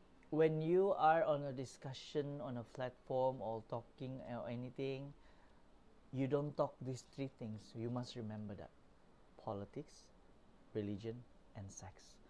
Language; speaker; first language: English; non-native, local second language; Malay